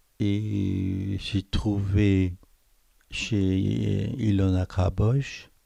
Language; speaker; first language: French; non-native, fluent; Korean